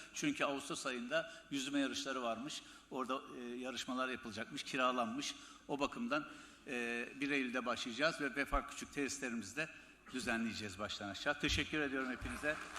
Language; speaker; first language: Turkish; native; Turkish